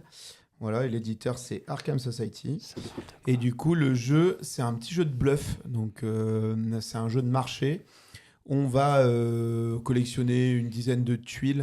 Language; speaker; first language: French; native; French